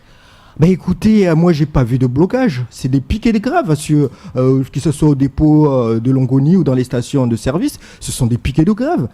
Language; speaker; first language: French; non-native, local second language; Comorian